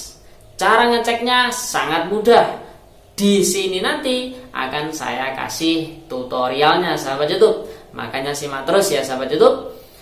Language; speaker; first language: Indonesian; native; Indonesian